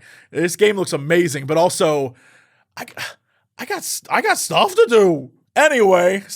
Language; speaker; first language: English; native; English